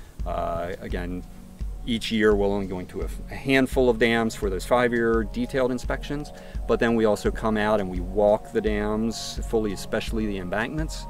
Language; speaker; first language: English; native; English